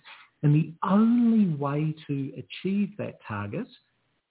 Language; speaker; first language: English; native; English